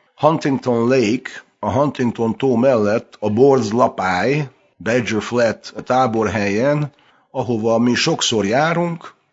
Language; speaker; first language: Hungarian; early bilingual, heritage; Hungarian